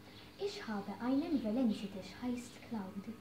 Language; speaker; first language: German; non-native, learner; Maltese